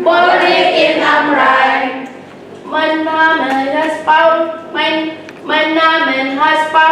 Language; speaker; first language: German; non-native, learner; Indonesian